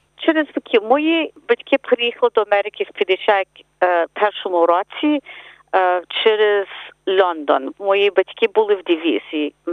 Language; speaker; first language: Ukrainian; early bilingual, heritage; Ukrainian